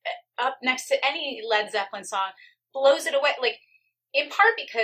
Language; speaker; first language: English; native; English